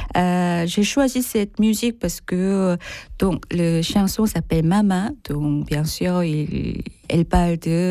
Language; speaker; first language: French; non-native, fluent; Korean